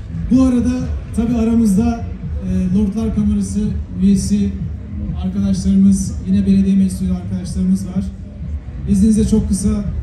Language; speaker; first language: Turkish; native; Turkish